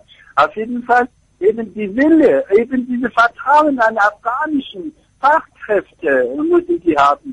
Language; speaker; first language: German; non-native, fluent; Persian